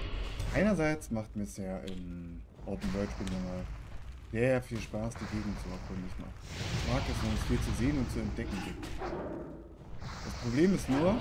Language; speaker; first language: German; native; German